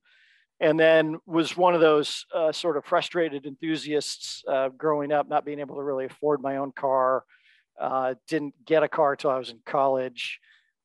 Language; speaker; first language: English; native; English